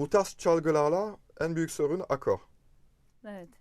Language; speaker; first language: Turkish; non-native, fluent; French